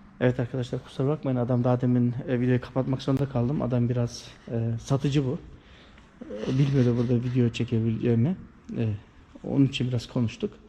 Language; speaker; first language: Turkish; early bilingual, heritage; Turkish